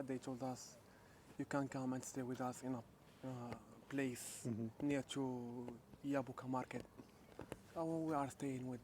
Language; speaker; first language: English; non-native, learner; Arabic